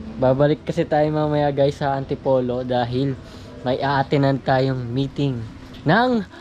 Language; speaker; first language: Filipino; non-native, local second language; Cebuano